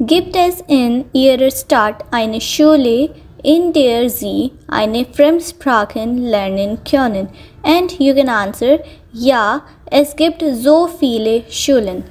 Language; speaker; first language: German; non-native, fluent; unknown